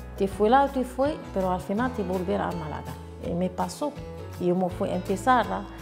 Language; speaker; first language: Spanish; non-native, learner; Arabic